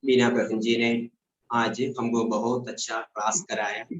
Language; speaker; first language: Hindi; non-native, local second language; Malayalam